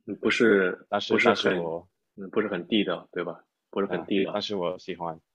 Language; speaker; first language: Chinese; non-native, learner; English